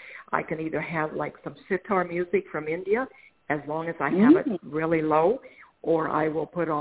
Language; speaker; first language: English; non-native, fluent; Spanish